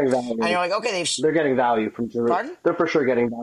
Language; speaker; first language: English; native; English